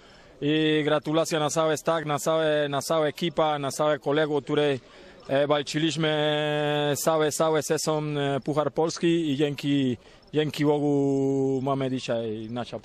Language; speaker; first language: Polish; non-native, learner; Spanish